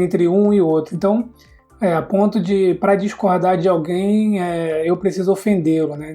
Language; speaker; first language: Portuguese; native; Portuguese